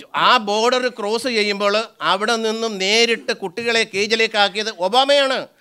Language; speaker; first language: Malayalam; native; Malayalam